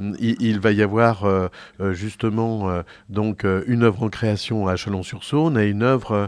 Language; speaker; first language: French; native; French